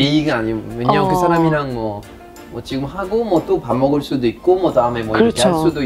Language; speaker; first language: Korean; non-native, fluent; French